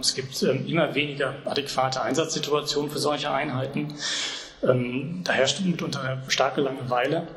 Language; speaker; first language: German; native; German